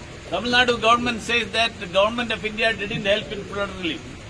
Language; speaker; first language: English; non-native, local second language; Malayalam